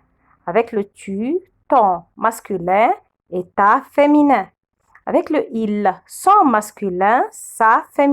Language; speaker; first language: French; non-native, fluent; Arabic